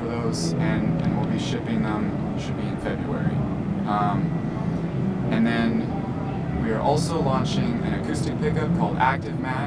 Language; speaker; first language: English; native; English